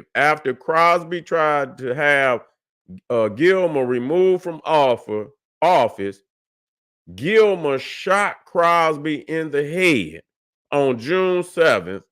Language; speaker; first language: English; native; English